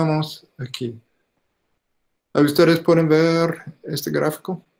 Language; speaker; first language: Spanish; non-native, fluent; English